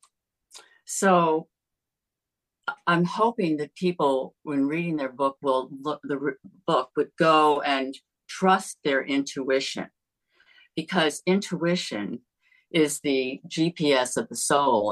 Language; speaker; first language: English; native; English